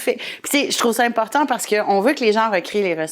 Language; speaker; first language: French; native; French